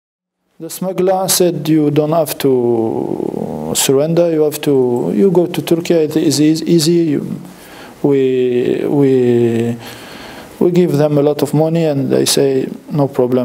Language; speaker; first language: English; non-native, learner; French